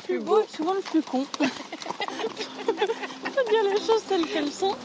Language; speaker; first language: French; native; French